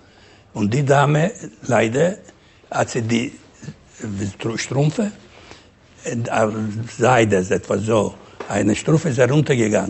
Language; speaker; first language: German; non-native, learner; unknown